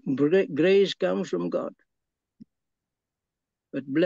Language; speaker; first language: English; non-native, local second language; Filipino